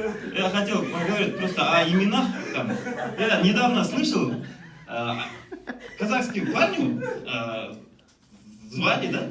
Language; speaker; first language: Russian; non-native, local second language; Kazakh